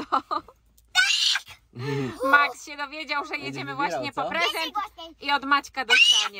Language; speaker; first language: Polish; native; Polish